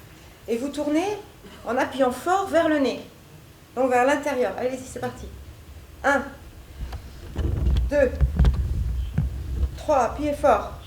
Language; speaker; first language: French; native; French